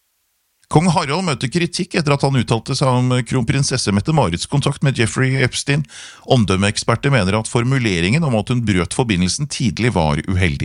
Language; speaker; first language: Norwegian; native; Norwegian